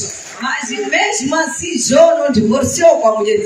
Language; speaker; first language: Portuguese; non-native, local second language; Shona